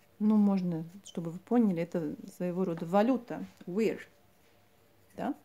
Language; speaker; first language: Russian; non-native, local second language; Latvian